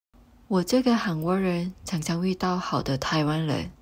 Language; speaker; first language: Chinese; non-native, fluent; Korean